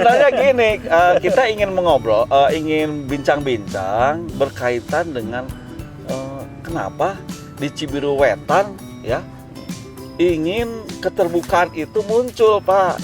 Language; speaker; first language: Indonesian; non-native, local second language; Sundanese